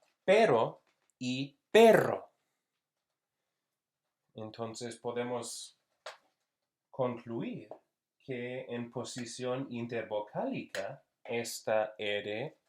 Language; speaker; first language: Spanish; non-native, fluent; English